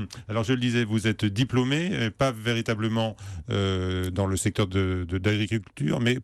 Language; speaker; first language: French; native; French